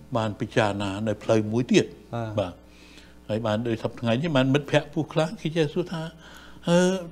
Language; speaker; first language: Khmer; native; Khmer